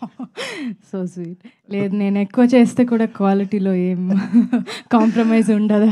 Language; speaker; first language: Telugu; non-native, fluent; Malayalam